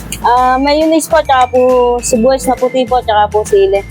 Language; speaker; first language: Filipino; native; Filipino